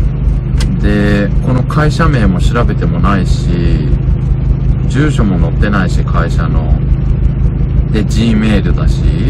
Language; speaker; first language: Japanese; native; Japanese